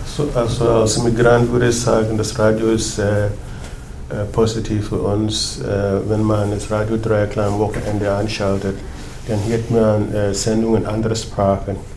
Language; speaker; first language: German; non-native, fluent; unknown